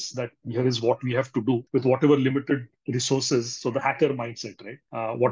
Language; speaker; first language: English; non-native, local second language; Marathi